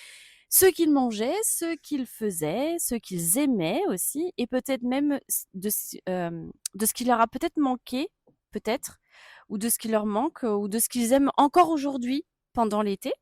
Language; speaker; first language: French; native; French